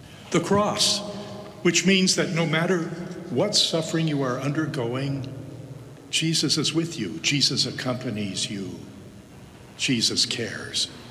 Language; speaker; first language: English; native; English